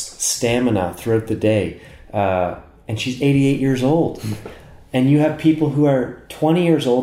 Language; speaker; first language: English; native; English